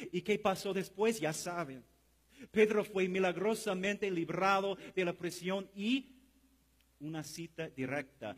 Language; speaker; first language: Spanish; non-native, fluent; English